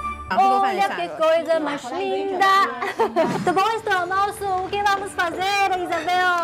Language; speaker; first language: Portuguese; non-native, fluent; Chinese